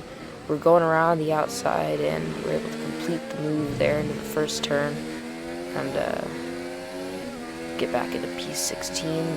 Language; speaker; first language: English; native; English